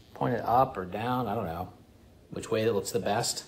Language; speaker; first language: English; native; English